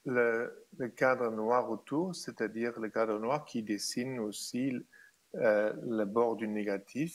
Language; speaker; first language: French; non-native, fluent; German